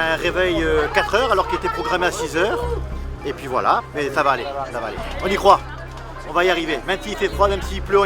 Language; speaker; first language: French; native; French